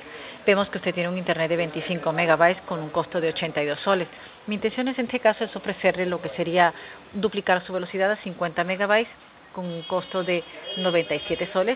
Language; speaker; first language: Spanish; native; Spanish